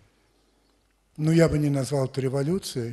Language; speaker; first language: Russian; early bilingual, heritage; French